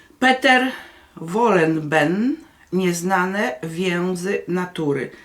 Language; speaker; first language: Polish; native; Polish